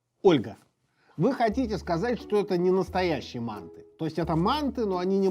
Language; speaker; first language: Russian; native; Russian